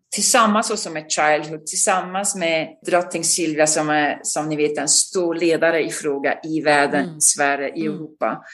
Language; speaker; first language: Swedish; non-native, fluent; Italian